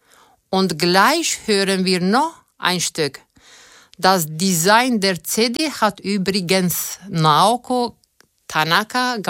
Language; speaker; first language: German; native; German